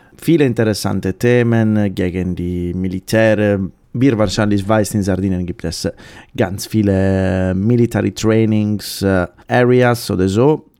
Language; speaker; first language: German; non-native, fluent; Italian